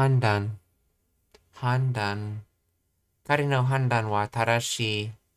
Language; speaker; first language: Japanese; non-native, learner; English